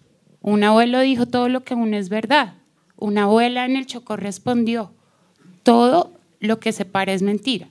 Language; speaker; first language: Spanish; native; Spanish